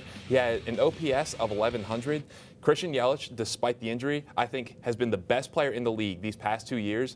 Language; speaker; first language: English; native; English